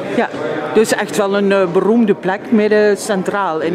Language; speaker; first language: Dutch; native; Dutch